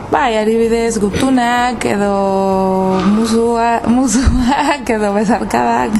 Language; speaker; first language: Basque; non-native, learner; Spanish